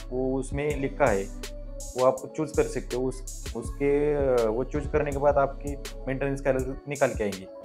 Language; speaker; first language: Hindi; non-native, local second language; Marathi